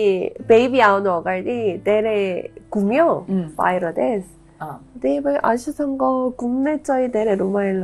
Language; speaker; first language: Nepali; non-native, learner; Korean